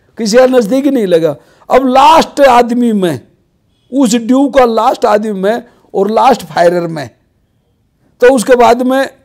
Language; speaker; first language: Hindi; native; Hindi